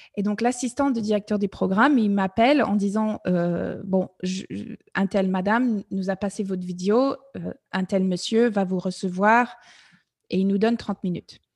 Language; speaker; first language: French; non-native, fluent; English